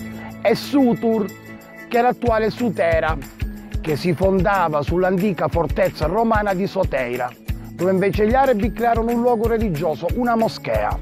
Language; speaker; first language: Italian; native; Italian